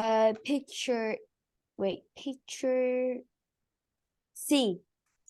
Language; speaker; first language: English; non-native, learner; Vietnamese